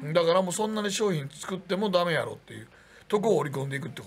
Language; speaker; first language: Japanese; native; Japanese